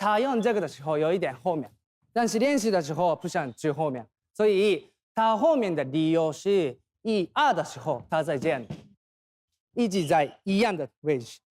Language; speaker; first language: Chinese; non-native, fluent; Korean